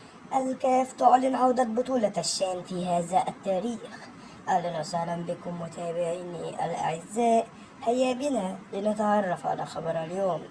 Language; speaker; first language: Arabic; native; Arabic